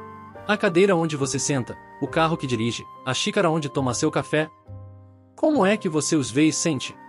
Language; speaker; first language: Portuguese; native; Portuguese